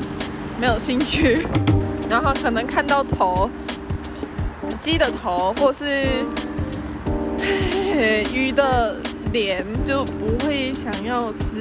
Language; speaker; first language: Chinese; non-native, fluent; English